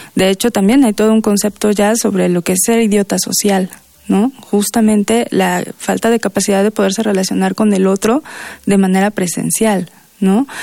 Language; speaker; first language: Spanish; native; Spanish